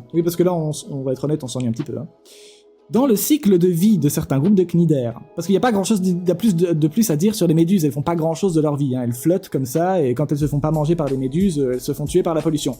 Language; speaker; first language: French; native; French